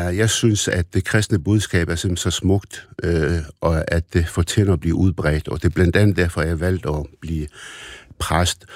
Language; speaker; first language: Danish; early bilingual, other home language; Arabic